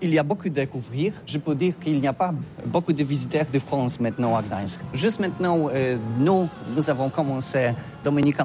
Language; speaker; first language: French; non-native, learner; Polish